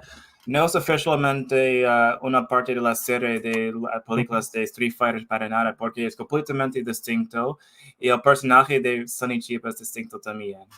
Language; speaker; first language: Spanish; non-native, fluent; English